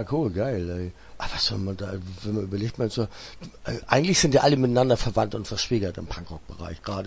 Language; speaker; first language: German; native; German